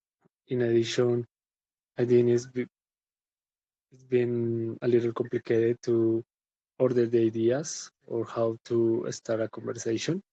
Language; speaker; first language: English; non-native, learner; Spanish